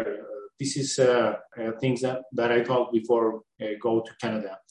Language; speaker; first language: English; non-native, learner; Spanish